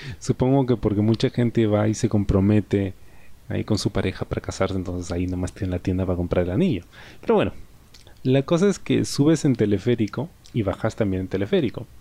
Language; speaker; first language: Spanish; native; Spanish